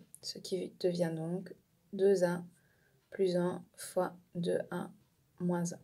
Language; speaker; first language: French; native; French